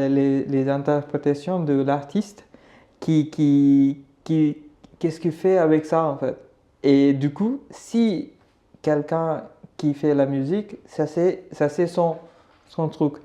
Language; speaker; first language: French; non-native, learner; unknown